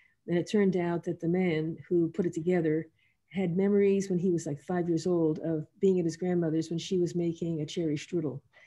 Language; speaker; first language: English; native; English